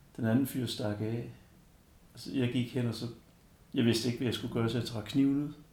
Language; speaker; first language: Danish; early bilingual, other home language; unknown